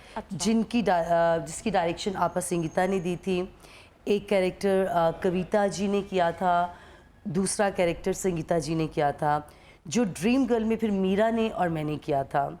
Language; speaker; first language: Urdu; non-native, local second language; Punjabi